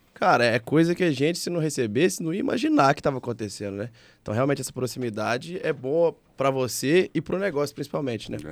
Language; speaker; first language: Portuguese; native; Portuguese